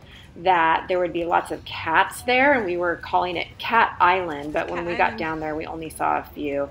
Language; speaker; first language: English; native; English